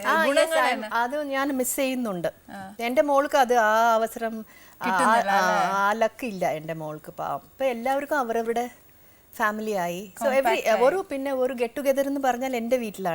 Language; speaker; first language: Malayalam; non-native, fluent; Telugu